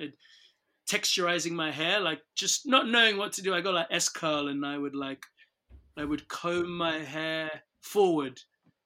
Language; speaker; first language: English; non-native, local second language; Yoruba